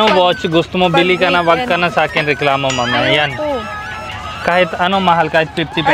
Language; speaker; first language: Filipino; non-native, learner; Punjabi